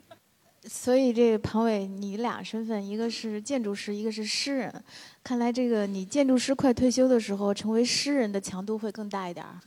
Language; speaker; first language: Chinese; native; Chinese